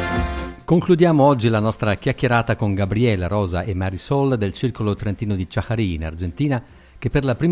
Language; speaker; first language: Italian; native; Italian